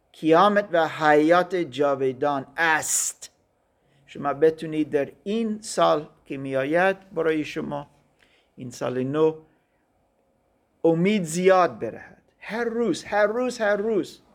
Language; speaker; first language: Persian; non-native, learner; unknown